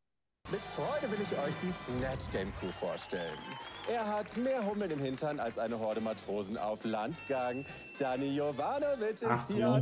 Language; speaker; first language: German; native; German